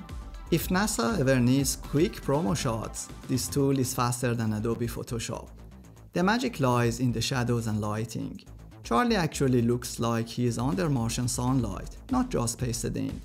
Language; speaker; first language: English; non-native, fluent; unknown